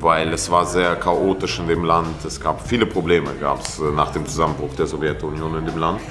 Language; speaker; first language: German; early bilingual, other home language; Russian